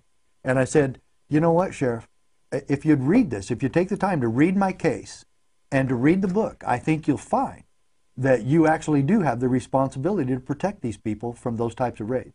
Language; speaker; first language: English; native; English